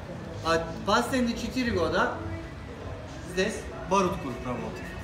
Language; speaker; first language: Russian; non-native, learner; Turkish